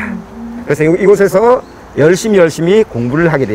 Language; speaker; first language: Korean; native; Korean